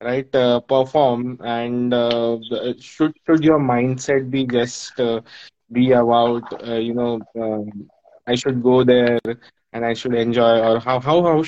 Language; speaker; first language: English; non-native, local second language; Marathi